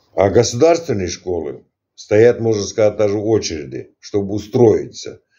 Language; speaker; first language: Russian; non-native, local second language; Turkmen